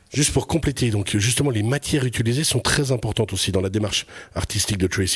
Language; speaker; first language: French; native; French